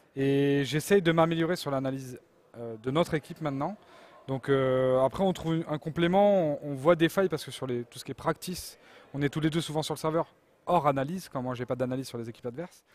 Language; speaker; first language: French; native; French